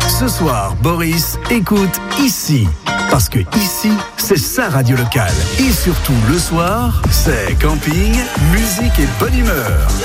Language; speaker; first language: French; native; French